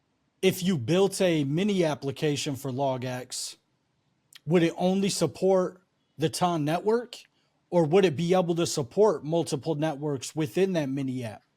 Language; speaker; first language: English; native; English